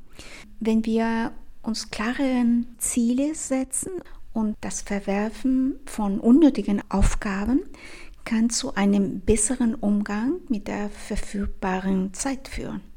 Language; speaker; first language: German; non-native, fluent; Spanish